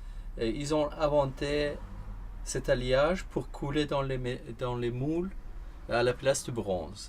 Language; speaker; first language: French; non-native, fluent; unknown